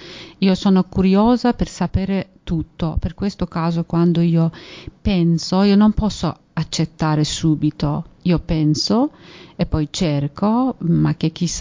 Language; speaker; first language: Italian; non-native, fluent; Persian